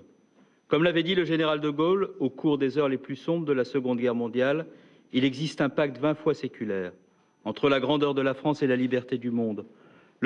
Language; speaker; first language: French; native; French